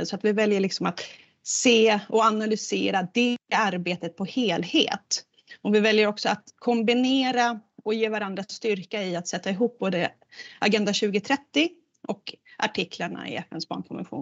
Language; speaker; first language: Swedish; native; Swedish